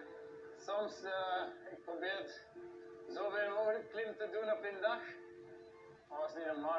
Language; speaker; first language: Dutch; non-native, local second language; French